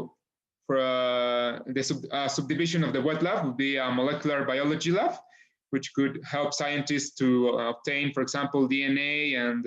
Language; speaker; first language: English; non-native, fluent; Spanish